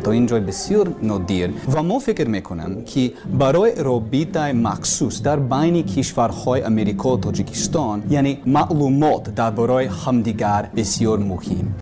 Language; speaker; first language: Persian; non-native, learner; English